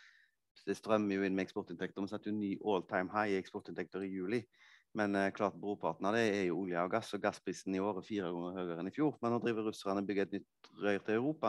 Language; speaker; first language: Norwegian; native; Norwegian